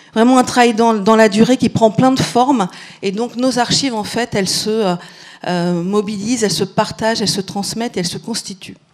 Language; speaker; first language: French; native; French